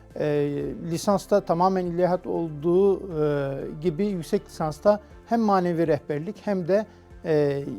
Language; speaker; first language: Turkish; native; Turkish